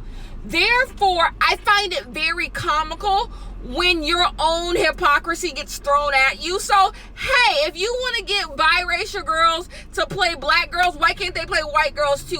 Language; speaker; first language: English; native; English